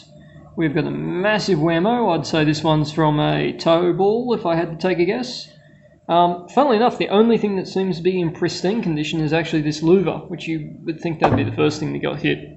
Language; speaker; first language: English; native; English